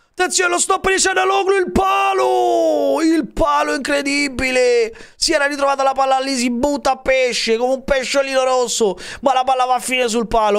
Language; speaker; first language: Italian; native; Italian